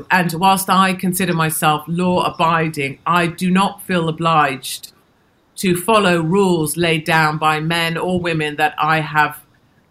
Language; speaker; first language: English; native; English